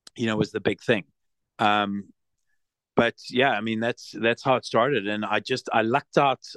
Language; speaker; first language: English; native; English